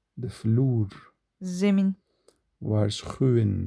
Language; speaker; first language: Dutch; non-native, learner; Turkish